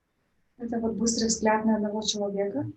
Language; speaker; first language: Russian; native; Russian